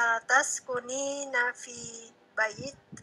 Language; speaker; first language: Arabic; non-native, learner; Indonesian